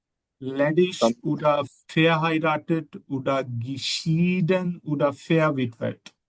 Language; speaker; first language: German; non-native, fluent; Urdu